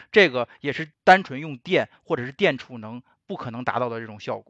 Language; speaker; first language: Chinese; native; Chinese